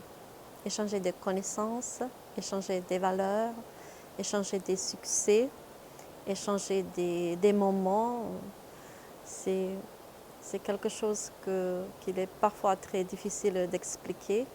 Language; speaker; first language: French; non-native, fluent; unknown